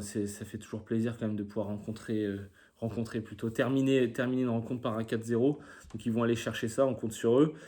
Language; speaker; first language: French; native; French